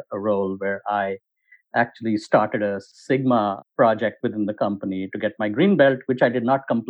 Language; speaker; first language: English; non-native, local second language; Hindi